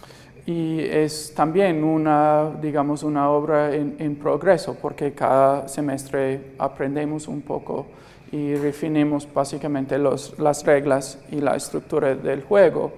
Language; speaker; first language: Spanish; non-native, fluent; English